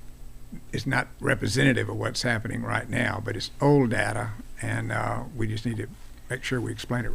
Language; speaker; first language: English; native; English